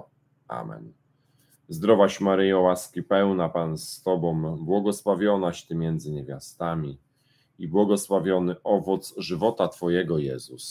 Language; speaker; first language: Polish; native; Polish